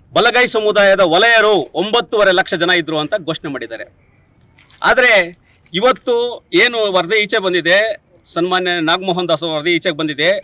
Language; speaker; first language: Kannada; native; Kannada